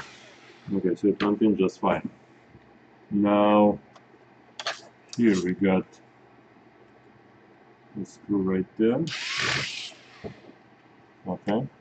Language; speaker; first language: English; non-native, fluent; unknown